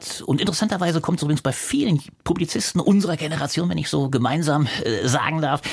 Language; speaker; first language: German; native; German